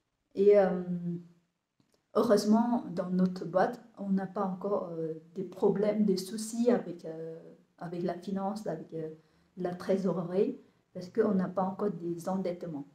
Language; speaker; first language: French; non-native, fluent; Vietnamese